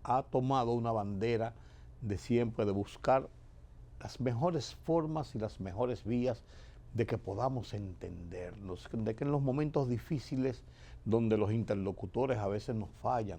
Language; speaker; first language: Spanish; native; Spanish